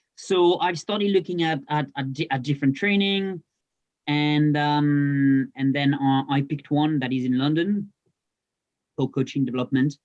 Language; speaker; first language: English; non-native, fluent; French